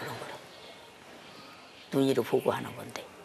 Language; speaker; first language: Korean; native; Korean